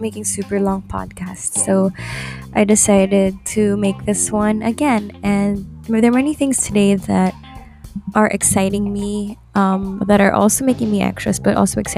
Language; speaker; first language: English; non-native, local second language; Filipino